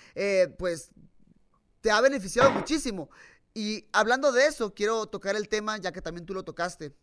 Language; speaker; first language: Spanish; native; Spanish